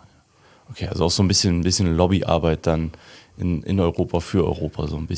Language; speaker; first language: German; native; German